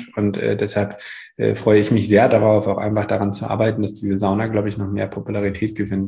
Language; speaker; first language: German; native; German